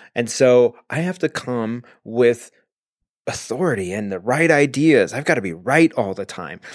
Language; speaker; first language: English; native; English